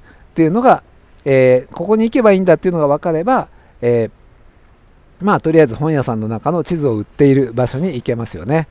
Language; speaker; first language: Japanese; native; Japanese